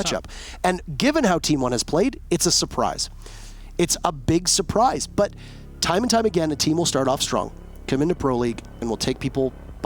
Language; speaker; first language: English; native; English